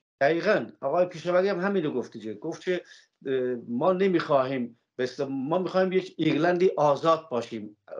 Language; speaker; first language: Persian; non-native, local second language; Azerbaijani